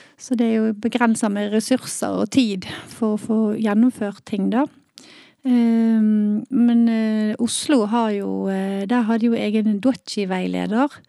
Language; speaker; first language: Norwegian; native; Norwegian